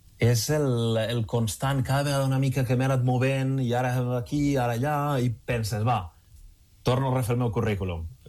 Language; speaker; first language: Catalan; native; Catalan